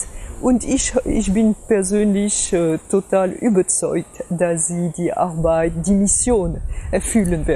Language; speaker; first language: German; non-native, fluent; French